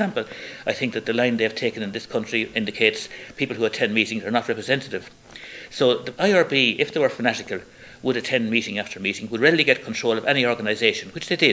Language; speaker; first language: English; native; English